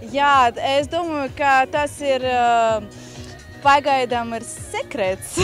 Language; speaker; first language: Latvian; non-native, local second language; Russian